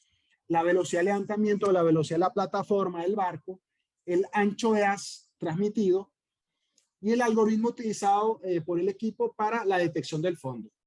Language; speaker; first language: Spanish; native; Spanish